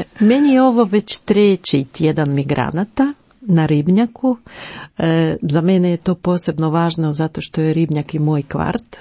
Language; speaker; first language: Croatian; non-native, fluent; Ukrainian